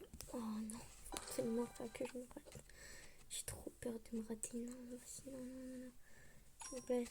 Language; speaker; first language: French; native; French